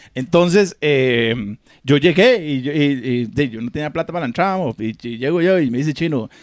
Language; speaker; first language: Spanish; native; Spanish